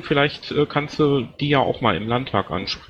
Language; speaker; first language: German; native; German